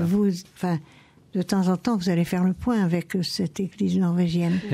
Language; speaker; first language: French; native; French